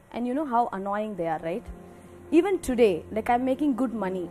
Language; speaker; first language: English; non-native, local second language; Telugu